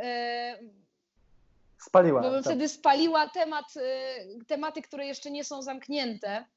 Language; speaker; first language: Polish; native; Polish